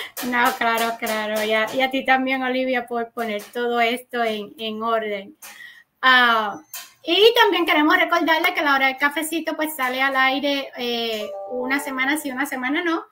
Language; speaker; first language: Spanish; native; Spanish